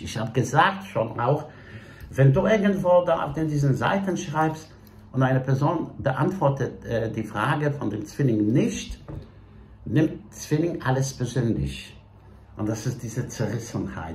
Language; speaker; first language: German; non-native, fluent; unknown